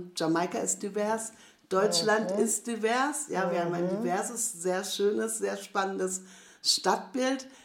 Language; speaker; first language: German; native; German